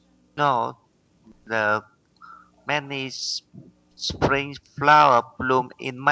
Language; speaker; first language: English; non-native, learner; Vietnamese